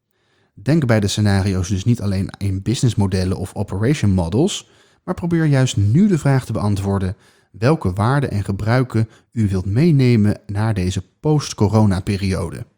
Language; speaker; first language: Dutch; native; Dutch